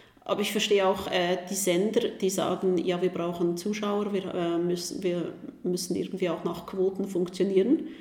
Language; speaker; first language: German; native; German